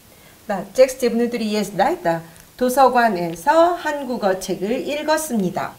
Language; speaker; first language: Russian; non-native, fluent; Kyrgyz